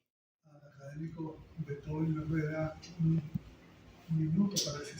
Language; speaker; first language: Spanish; native; Spanish